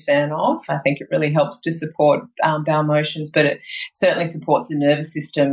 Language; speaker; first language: English; native; English